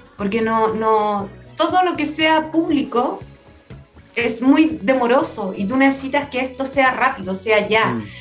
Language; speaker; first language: Spanish; native; Spanish